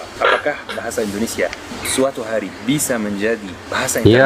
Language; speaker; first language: Indonesian; non-native, fluent; Arabic